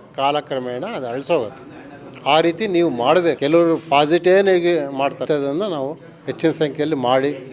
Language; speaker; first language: Kannada; native; Kannada